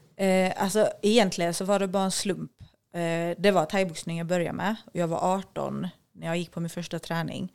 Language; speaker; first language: Swedish; native; Swedish